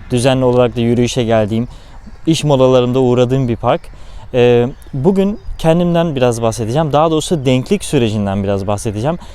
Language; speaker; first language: Turkish; early bilingual, heritage; Turkish